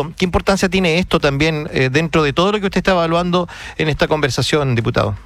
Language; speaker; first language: Spanish; native; Spanish